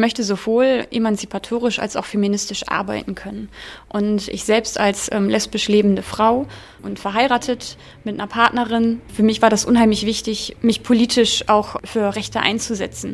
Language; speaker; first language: German; native; German